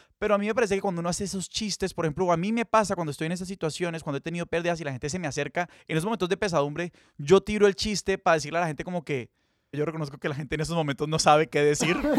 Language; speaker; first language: Spanish; native; Spanish